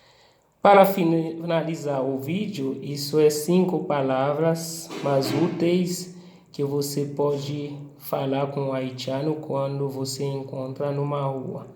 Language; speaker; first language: Portuguese; non-native, learner; Haitian Creole